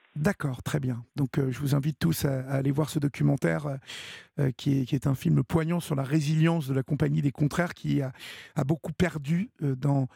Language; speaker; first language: French; native; French